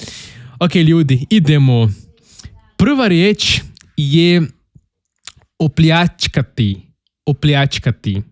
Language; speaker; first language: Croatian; non-native, learner; Portuguese